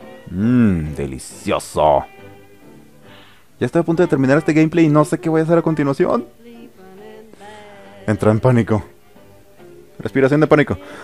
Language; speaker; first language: Spanish; native; Spanish